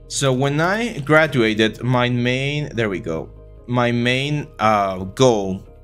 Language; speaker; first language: English; non-native, fluent; Spanish